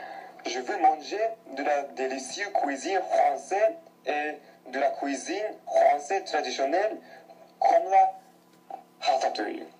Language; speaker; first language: French; non-native, learner; Japanese